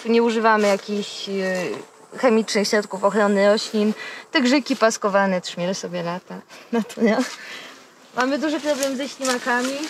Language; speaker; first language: Polish; native; Polish